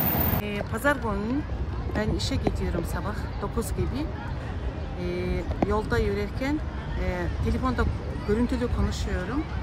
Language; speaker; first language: Turkish; non-native, learner; Mongolian